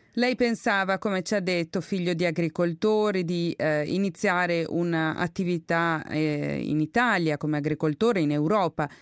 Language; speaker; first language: Italian; native; Italian